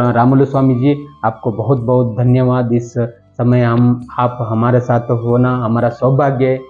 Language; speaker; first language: Hindi; non-native, local second language; Kannada